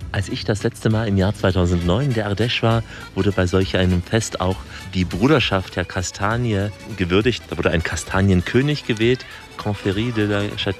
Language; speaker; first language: German; native; German